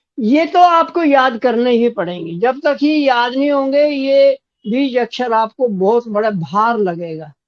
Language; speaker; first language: Hindi; non-native, local second language; Marathi